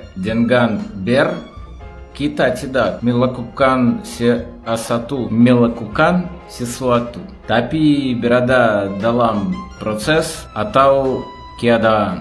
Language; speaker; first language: Indonesian; non-native, learner; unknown